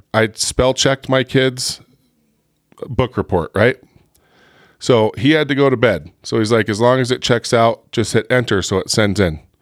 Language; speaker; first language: English; native; English